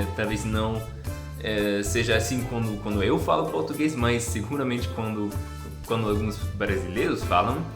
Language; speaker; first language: Portuguese; non-native, fluent; German